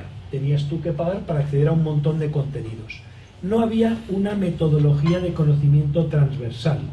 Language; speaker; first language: Spanish; native; Spanish